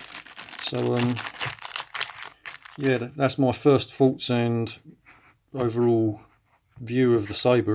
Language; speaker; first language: English; native; English